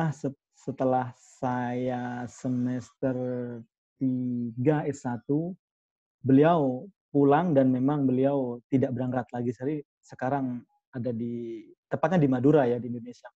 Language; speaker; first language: Indonesian; non-native, local second language; Madurese